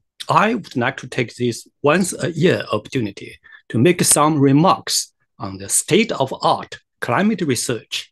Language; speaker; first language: English; non-native, fluent; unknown